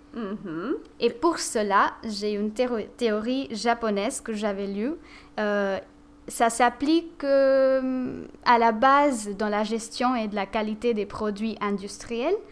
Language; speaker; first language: French; non-native, fluent; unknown